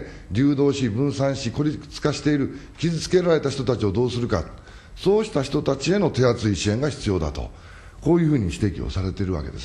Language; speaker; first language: Japanese; native; Japanese